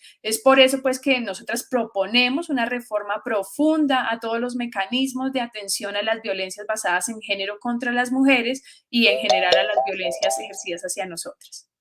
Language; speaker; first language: Spanish; native; Spanish